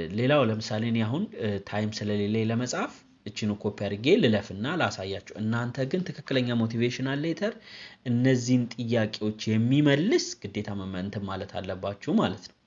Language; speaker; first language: Amharic; non-native, local second language; Oromo